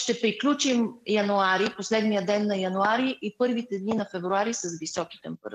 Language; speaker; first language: Bulgarian; native; Bulgarian